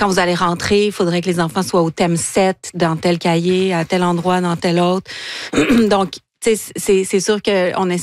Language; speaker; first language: French; native; French